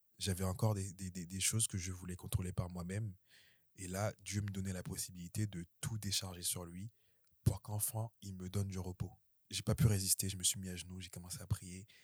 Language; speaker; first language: French; early bilingual, other home language; Haitian Creole